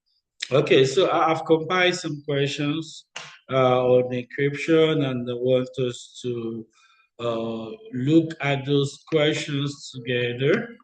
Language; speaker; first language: English; non-native, local second language; Yoruba